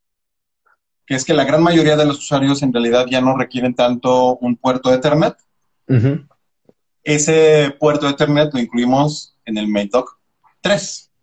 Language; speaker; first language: Spanish; native; Spanish